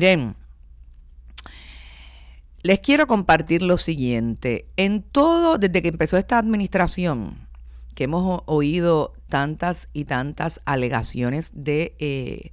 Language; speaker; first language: Spanish; native; Spanish